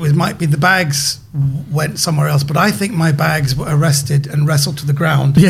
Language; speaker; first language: English; native; English